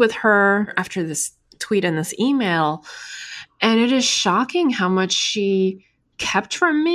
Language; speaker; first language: English; early bilingual, other home language; Chinese